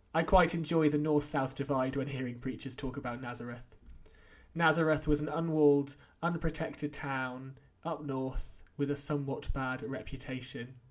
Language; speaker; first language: English; native; English